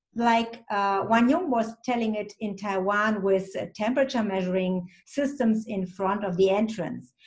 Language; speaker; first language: English; non-native, fluent; German